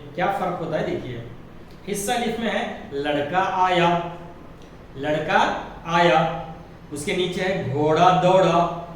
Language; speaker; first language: Urdu; native; Urdu